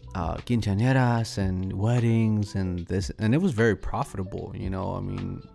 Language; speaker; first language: English; early bilingual, other home language; Spanish